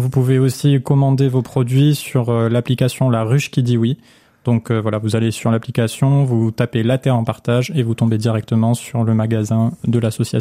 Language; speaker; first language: French; native; French